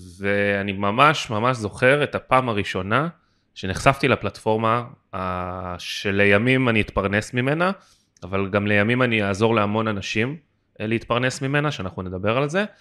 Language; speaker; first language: Hebrew; native; Hebrew